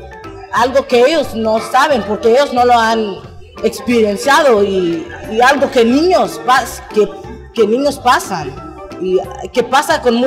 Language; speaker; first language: Spanish; early bilingual, heritage; Spanish